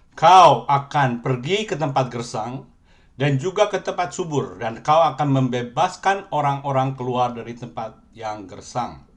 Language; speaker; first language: Indonesian; native; Indonesian